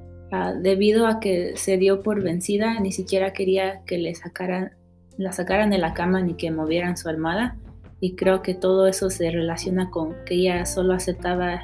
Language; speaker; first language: Spanish; early bilingual, heritage; Spanish